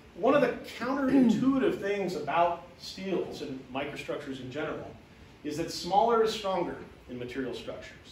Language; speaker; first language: English; native; English